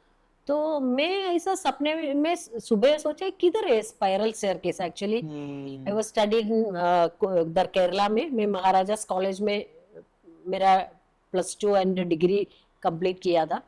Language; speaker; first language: Hindi; non-native, local second language; Malayalam